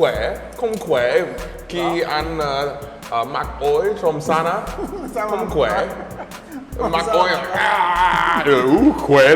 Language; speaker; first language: Vietnamese; non-native, learner; English